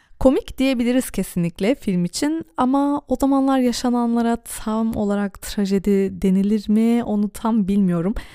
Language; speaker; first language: Turkish; early bilingual, heritage; Turkish